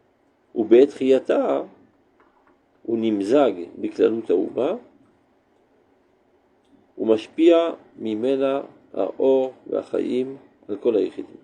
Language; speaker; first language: Hebrew; non-native, fluent; French